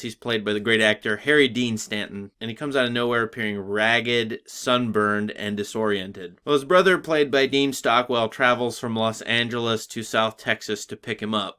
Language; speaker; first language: English; native; English